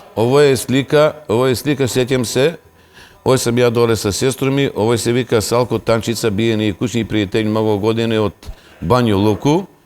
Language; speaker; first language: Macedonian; native; Macedonian